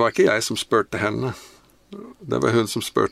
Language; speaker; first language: Norwegian; non-native, fluent; English